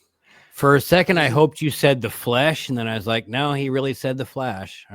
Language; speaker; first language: English; native; English